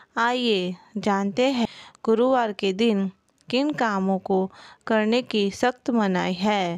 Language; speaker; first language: Hindi; non-native, local second language; Gujarati